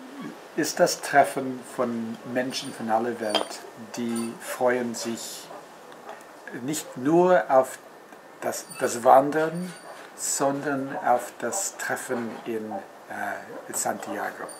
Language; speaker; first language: German; non-native, fluent; English